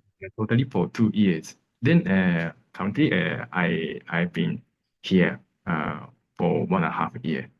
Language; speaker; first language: English; non-native, learner; Japanese